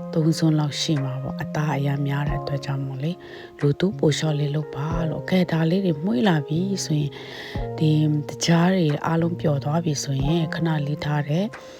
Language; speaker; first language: Burmese; non-native, local second language; Kachin